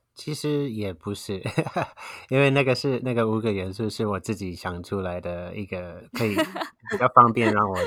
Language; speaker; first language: Chinese; non-native, fluent; English